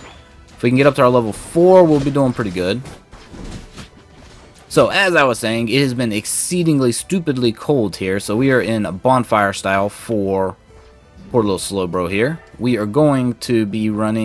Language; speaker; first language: English; native; English